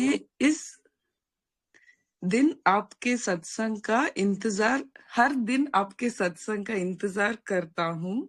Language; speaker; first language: Hindi; non-native, local second language; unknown